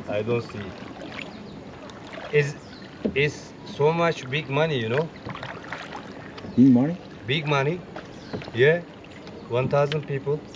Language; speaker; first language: English; non-native, learner; Korean